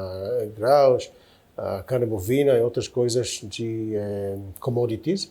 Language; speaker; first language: Portuguese; non-native, fluent; Hebrew